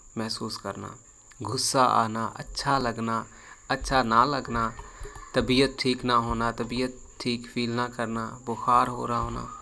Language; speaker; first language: Urdu; native; Urdu